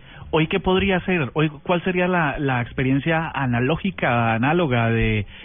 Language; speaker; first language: Spanish; native; Spanish